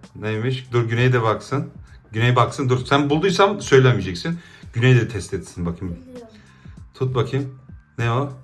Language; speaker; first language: Turkish; early bilingual, heritage; Turkish